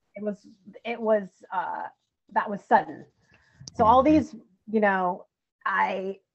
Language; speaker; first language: English; native; English